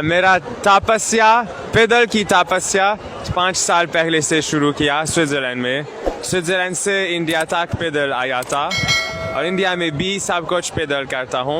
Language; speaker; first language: Hindi; non-native, learner; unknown